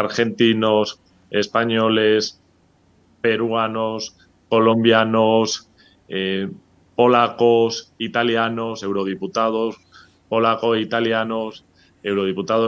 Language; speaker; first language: Spanish; native; Spanish